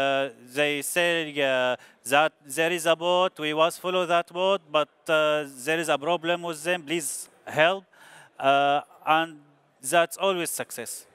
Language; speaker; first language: English; non-native, learner; Arabic